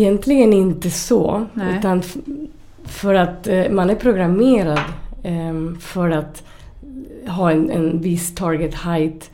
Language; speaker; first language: Swedish; non-native, fluent; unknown